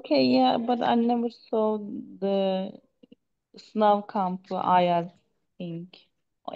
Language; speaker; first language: English; non-native, fluent; Turkish